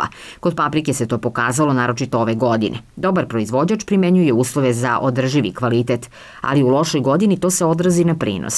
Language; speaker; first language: Serbian; native; Serbian